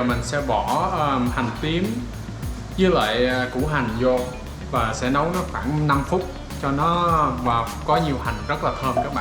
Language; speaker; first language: Vietnamese; early bilingual, heritage; Vietnamese